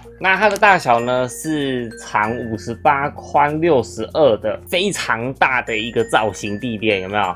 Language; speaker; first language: Chinese; native; Chinese